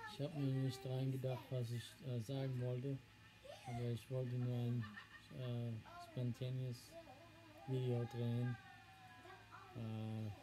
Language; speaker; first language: German; non-native, learner; English